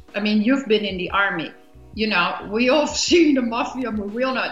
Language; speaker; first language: English; non-native, fluent; Dutch